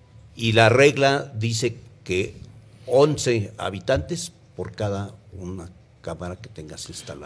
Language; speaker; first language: Spanish; native; Spanish